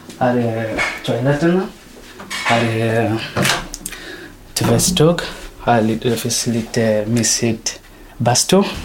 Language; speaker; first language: Swedish; non-native, learner; Swahili